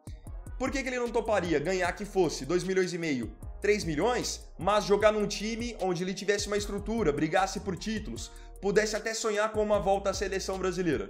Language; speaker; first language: Portuguese; native; Portuguese